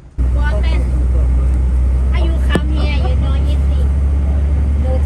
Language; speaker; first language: English; non-native, learner; Thai